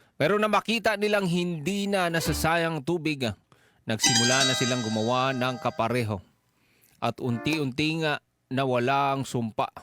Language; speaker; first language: Filipino; native; Filipino